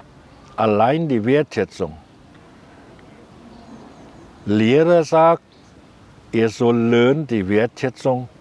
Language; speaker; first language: German; non-native, learner; Thai